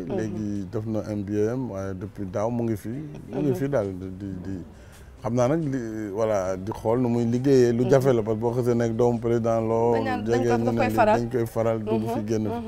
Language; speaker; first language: Wolof; non-native, local second language; Fula